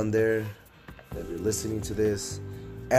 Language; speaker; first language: English; native; English